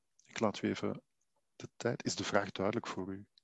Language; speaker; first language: Dutch; native; Dutch